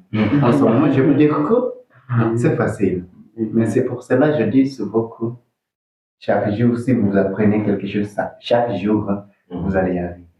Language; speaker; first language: French; non-native, learner; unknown